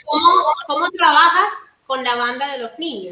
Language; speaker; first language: Spanish; native; Spanish